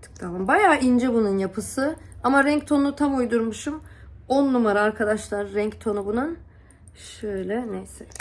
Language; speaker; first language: Turkish; early bilingual, heritage; Turkish